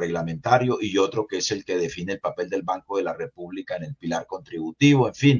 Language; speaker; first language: Spanish; native; Spanish